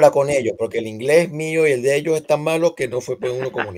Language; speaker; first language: Spanish; native; Spanish